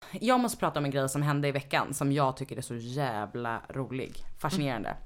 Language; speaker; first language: Swedish; native; Swedish